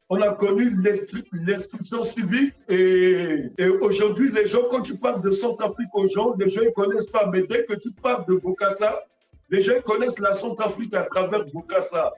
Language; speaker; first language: French; non-native, local second language; Sango